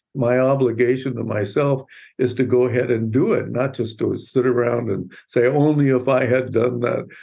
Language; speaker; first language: English; native; English